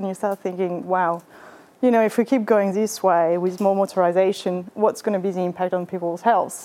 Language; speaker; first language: English; non-native, fluent; French